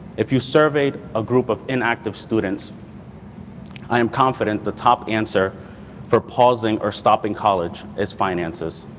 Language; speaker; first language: English; native; English